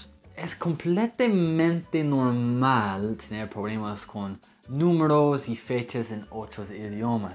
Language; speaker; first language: Spanish; non-native, fluent; English